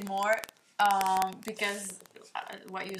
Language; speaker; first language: English; non-native, fluent; Spanish